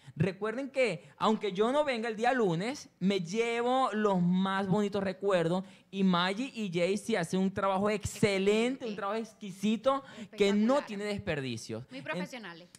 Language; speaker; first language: Spanish; native; Spanish